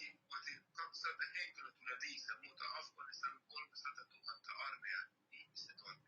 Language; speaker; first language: Finnish; non-native, learner; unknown